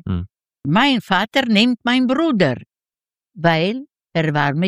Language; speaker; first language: German; non-native, learner; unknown